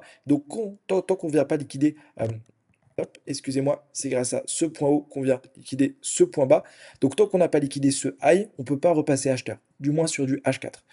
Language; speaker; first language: French; native; French